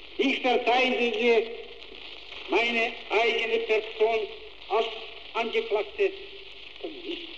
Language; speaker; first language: German; non-native, fluent; Bulgarian